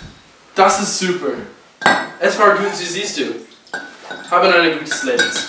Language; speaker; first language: German; non-native, learner; English